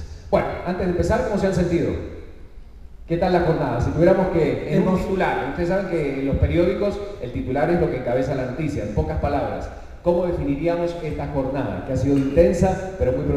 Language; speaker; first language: Spanish; native; Spanish